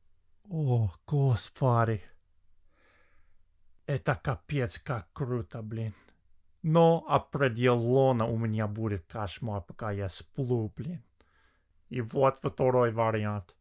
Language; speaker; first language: Russian; non-native, fluent; English